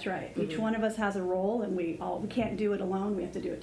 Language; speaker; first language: English; native; English